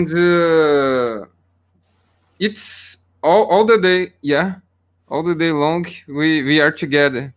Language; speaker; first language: English; non-native, learner; Portuguese